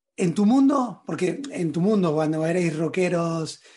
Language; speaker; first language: Spanish; native; Spanish